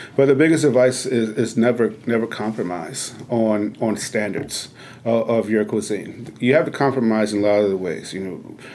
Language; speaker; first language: English; native; English